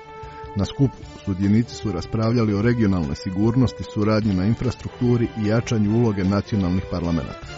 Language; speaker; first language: Croatian; native; Croatian